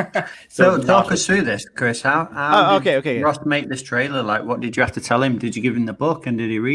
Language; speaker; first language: English; native; English